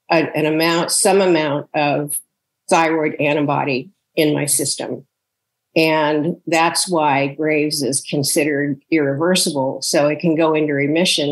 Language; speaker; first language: English; native; English